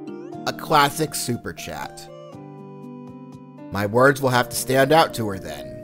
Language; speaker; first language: English; native; English